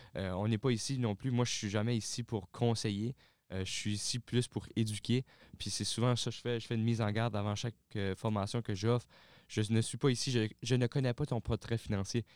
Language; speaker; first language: French; native; French